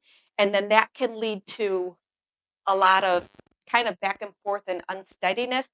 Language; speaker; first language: English; native; English